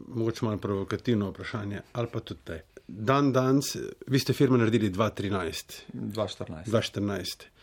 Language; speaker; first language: Slovenian; native; Slovenian